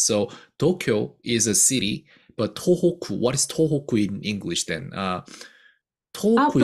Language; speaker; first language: English; non-native, fluent; Korean